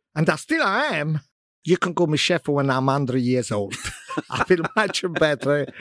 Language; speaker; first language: English; non-native, fluent; Italian